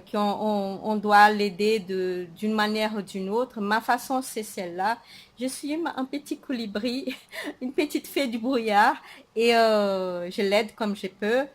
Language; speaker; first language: French; non-native, fluent; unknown